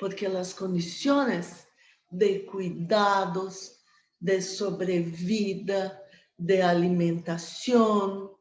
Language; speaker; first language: Spanish; non-native, fluent; Portuguese